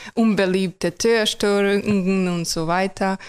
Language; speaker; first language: German; non-native, fluent; Croatian